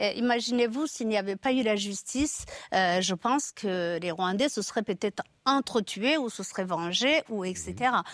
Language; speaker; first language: French; non-native, local second language; Kinyarwanda